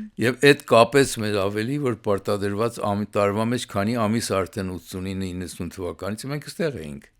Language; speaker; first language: Armenian; early bilingual, heritage; Armenian